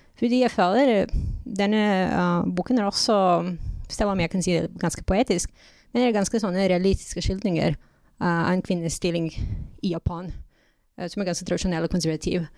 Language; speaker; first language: Norwegian; non-native, fluent; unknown